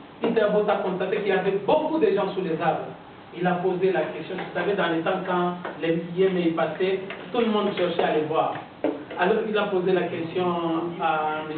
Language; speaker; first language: French; non-native, local second language; Swahili